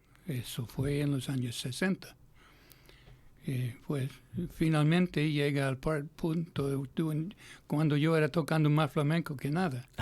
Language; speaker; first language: Spanish; non-native, fluent; English